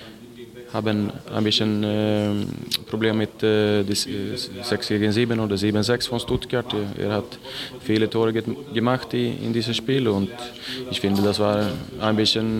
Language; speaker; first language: German; non-native, learner; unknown